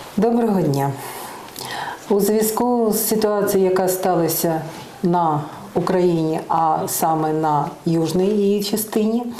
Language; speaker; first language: Ukrainian; non-native, local second language; Russian